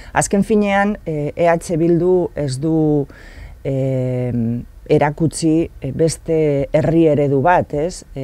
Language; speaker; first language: Basque; non-native, local second language; Spanish